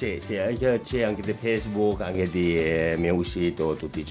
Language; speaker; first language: Italian; non-native, learner; Nepali